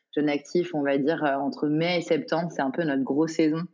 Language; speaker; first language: French; native; French